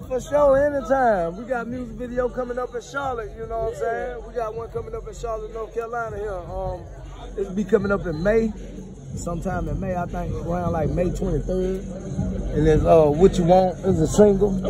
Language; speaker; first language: English; native; English